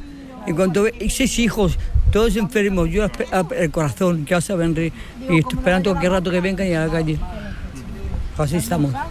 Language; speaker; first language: Spanish; non-native, learner; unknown